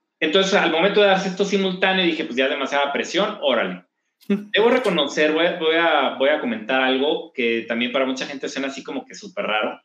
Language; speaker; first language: Spanish; native; Spanish